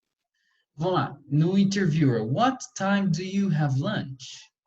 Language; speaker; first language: English; non-native, fluent; Portuguese